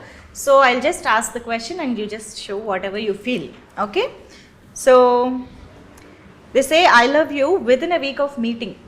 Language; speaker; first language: Telugu; native; Telugu